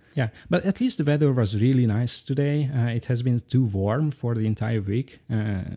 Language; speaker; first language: English; non-native, fluent; Hungarian